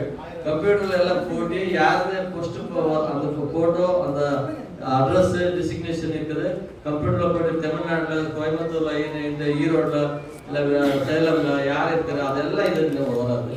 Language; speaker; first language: Tamil; non-native, learner; Kannada